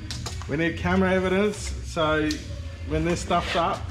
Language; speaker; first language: English; native; English